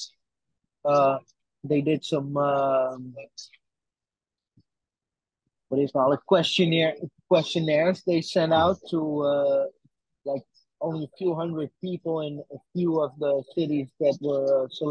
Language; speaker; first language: English; non-native, fluent; Dutch